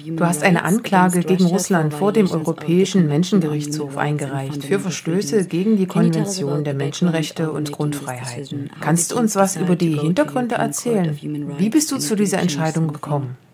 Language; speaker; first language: German; native; German